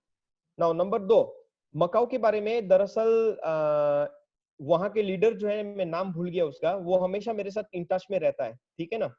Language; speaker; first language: Hindi; native; Hindi